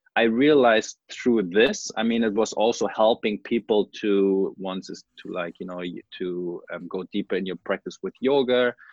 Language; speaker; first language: English; non-native, fluent; German